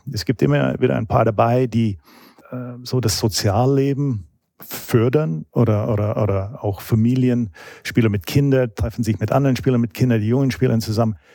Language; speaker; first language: German; non-native, fluent; English